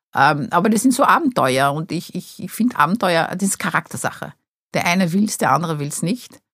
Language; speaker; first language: German; non-native, fluent; Portuguese